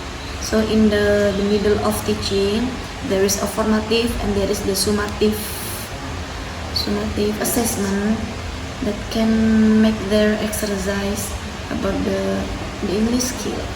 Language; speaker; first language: English; non-native, fluent; Indonesian